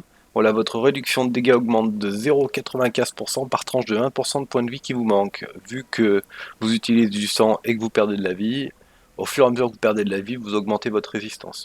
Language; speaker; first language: French; native; French